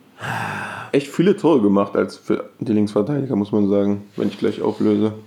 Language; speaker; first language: German; native; German